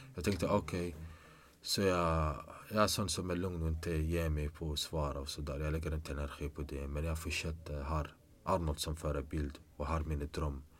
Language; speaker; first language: Swedish; non-native, fluent; Arabic